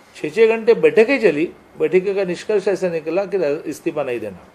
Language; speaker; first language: Hindi; non-native, local second language; Marathi